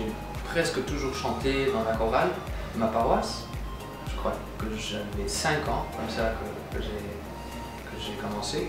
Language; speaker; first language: French; non-native, fluent; German